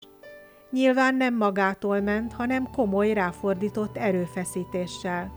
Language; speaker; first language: Hungarian; native; Hungarian